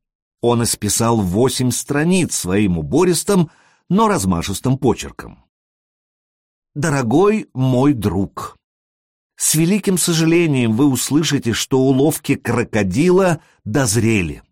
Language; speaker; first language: Russian; native; Russian